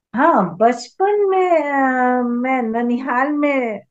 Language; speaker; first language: Hindi; native; Hindi